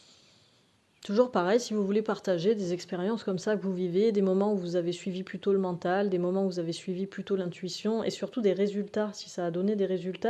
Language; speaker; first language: French; native; French